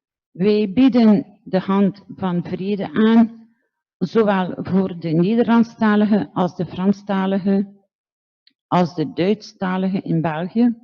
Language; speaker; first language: Dutch; non-native, local second language; French